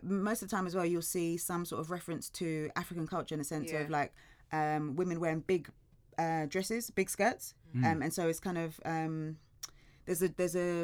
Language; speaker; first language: English; native; English